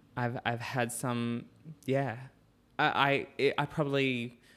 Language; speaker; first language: English; native; English